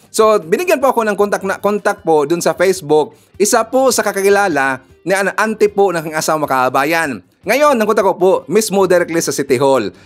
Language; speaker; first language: Filipino; non-native, local second language; Cebuano